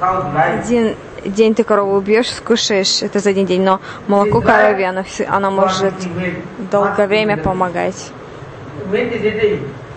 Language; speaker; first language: Russian; non-native, learner; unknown